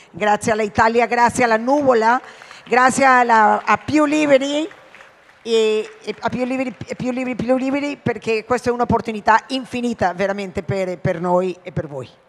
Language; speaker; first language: Italian; non-native, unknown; Spanish